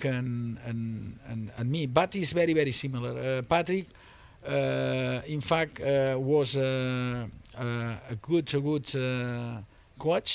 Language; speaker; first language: English; non-native, learner; Spanish